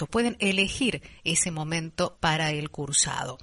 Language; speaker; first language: Spanish; native; Spanish